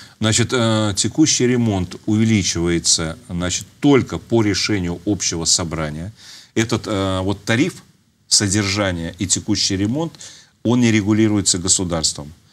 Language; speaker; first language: Russian; native; Russian